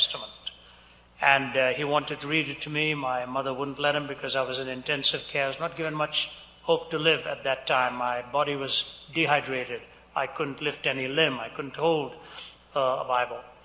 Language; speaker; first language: English; non-native, local second language; Hindi